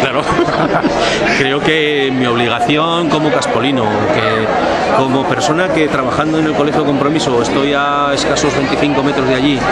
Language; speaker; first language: Spanish; native; Spanish